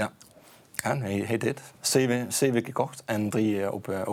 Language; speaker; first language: Dutch; non-native, fluent; Danish